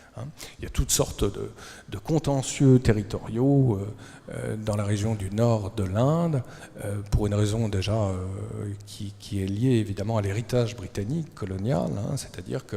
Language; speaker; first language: French; native; French